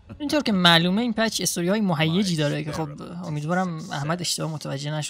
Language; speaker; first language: Persian; native; Persian